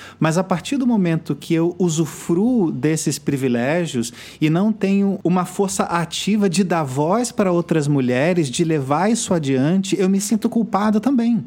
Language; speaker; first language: Portuguese; native; Portuguese